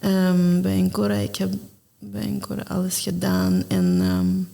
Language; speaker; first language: Dutch; non-native, learner; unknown